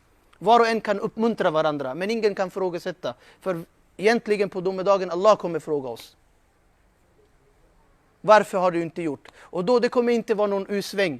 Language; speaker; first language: Swedish; non-native, fluent; Urdu